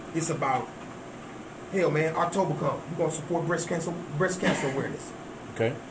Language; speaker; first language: English; native; English